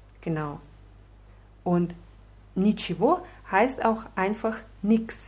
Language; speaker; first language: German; non-native, fluent; Russian